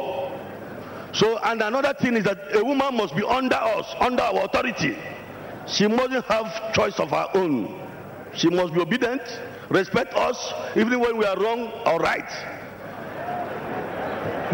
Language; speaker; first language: English; non-native, local second language; Igbo